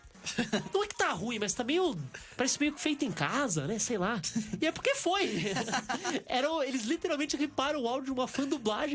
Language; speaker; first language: Portuguese; native; Portuguese